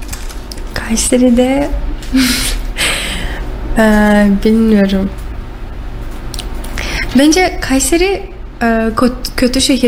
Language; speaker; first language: Turkish; non-native, learner; Russian